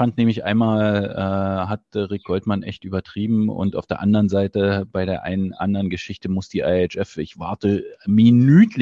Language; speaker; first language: German; native; German